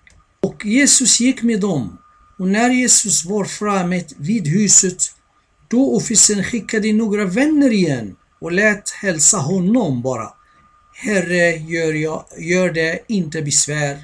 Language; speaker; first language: Swedish; non-native, fluent; Arabic